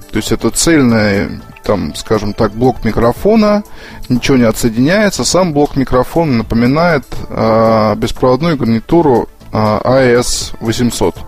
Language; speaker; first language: Russian; native; Russian